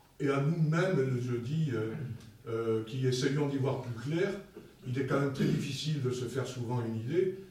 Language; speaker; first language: French; native; French